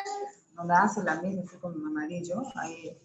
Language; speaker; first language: Spanish; native; Spanish